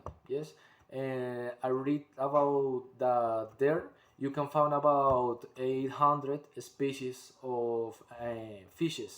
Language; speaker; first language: English; non-native, learner; Spanish